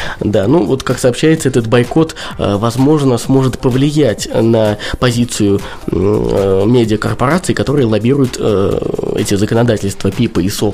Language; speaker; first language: Russian; native; Russian